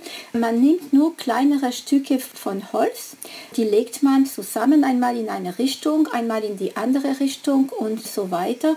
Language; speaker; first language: German; non-native, fluent; French